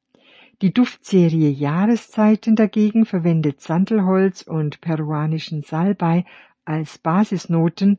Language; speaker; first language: German; native; German